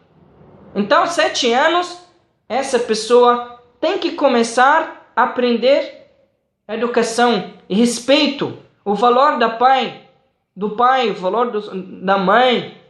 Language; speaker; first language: Portuguese; non-native, fluent; Arabic